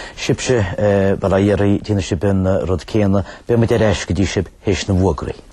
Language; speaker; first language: Irish; native; Irish